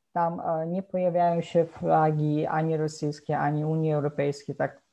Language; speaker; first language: Polish; non-native, fluent; Russian